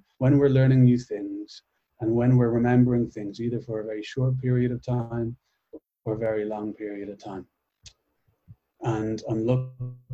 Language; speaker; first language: English; native; English